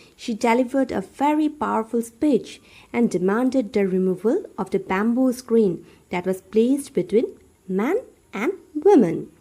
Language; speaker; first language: English; non-native, local second language; Assamese